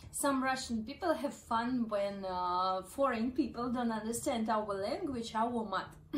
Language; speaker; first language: English; non-native, learner; Russian